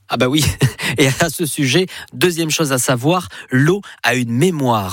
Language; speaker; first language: French; native; French